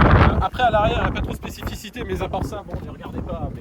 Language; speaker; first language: French; native; French